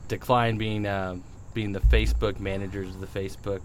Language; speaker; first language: English; early bilingual, other home language; Spanish